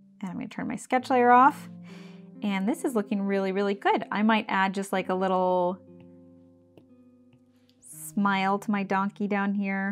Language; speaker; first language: English; native; English